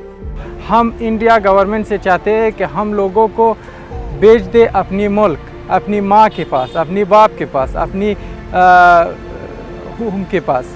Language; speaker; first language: Hindi; non-native, fluent; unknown